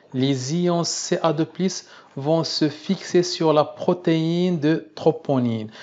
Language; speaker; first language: French; non-native, local second language; Arabic